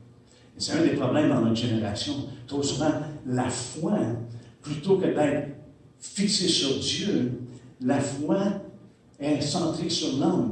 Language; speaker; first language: French; native; French